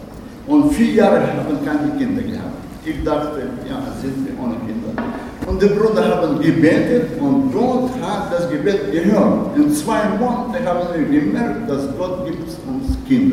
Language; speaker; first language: German; non-native, learner; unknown